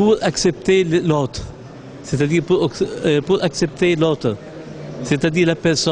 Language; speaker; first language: French; non-native, local second language; Arabic